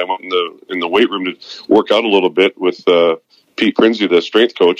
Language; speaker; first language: English; native; English